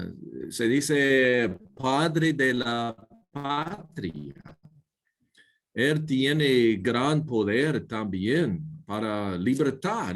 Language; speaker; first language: Spanish; non-native, learner; English